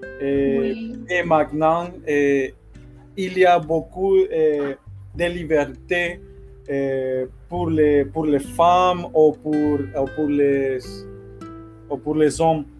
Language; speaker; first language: French; non-native, learner; Spanish